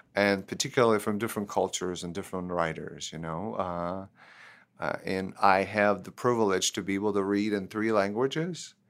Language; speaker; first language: English; non-native, fluent; Turkish